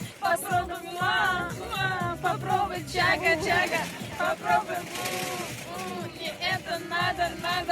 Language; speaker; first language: Russian; non-native, fluent; Azerbaijani